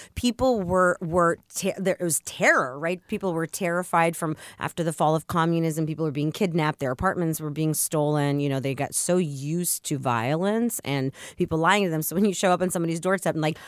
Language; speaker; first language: English; early bilingual, other home language; Russian